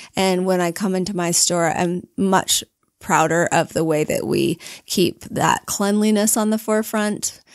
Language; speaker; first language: English; native; English